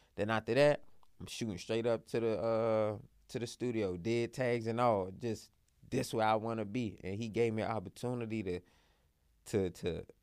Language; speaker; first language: English; native; English